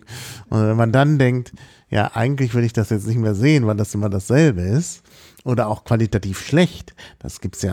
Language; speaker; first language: German; native; German